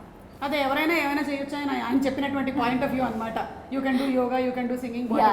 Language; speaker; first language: Telugu; native; Telugu